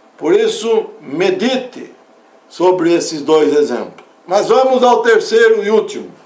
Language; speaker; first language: Portuguese; native; Portuguese